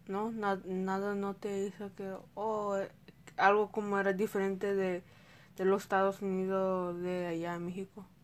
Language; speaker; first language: Spanish; early bilingual, heritage; Spanish